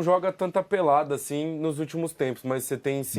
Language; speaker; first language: Portuguese; native; Portuguese